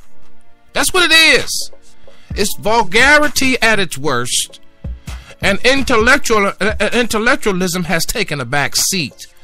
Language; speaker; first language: English; native; English